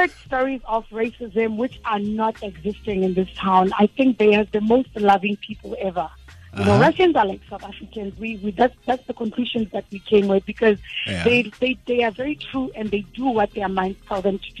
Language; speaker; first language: English; non-native, local second language; Zulu